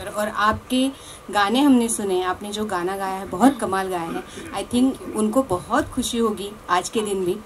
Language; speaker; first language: Hindi; non-native, local second language; Marathi